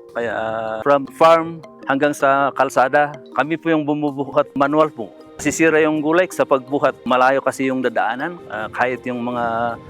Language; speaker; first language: Filipino; non-native, local second language; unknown